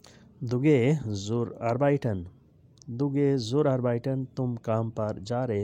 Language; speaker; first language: German; non-native, learner; Urdu